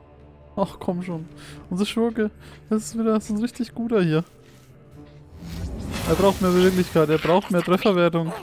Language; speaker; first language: German; native; German